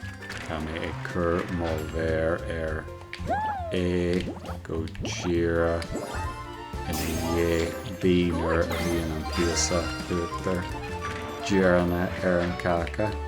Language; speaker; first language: Irish; non-native, local second language; English